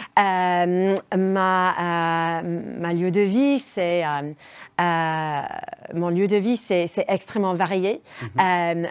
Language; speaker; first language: French; non-native, fluent; English